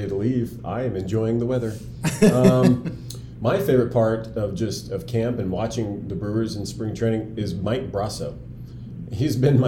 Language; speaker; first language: English; native; English